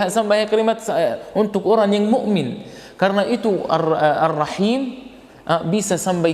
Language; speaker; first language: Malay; non-native, fluent; Arabic